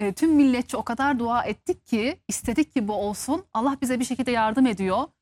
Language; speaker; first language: Turkish; early bilingual, heritage; Turkish